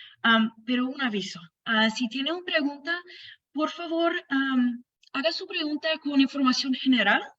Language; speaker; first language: Spanish; non-native, fluent; English